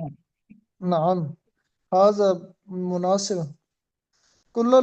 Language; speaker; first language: Arabic; non-native, learner; Urdu